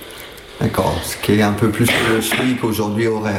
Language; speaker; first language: French; native; French